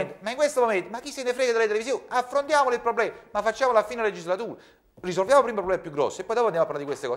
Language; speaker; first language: Italian; native; Italian